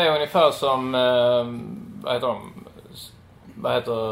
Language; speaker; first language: Swedish; native; Swedish